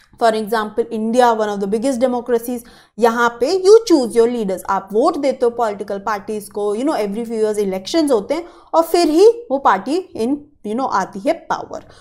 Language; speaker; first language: Hindi; native; Hindi